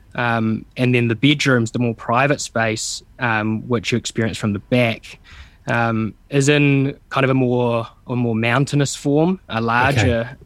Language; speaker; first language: English; native; English